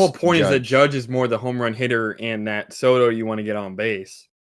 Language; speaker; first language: English; native; English